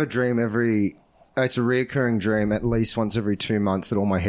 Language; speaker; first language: English; native; English